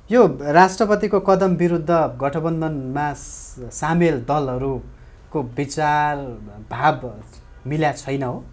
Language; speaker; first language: Nepali; native; Nepali